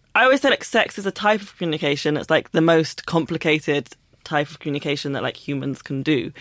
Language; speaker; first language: English; native; English